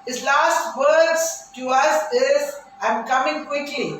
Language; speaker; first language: English; non-native, local second language; Tamil